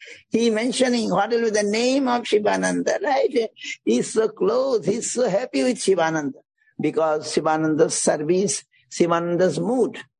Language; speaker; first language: English; non-native, local second language; Bangla